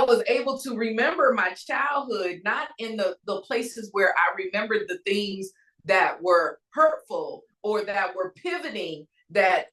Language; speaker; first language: English; native; English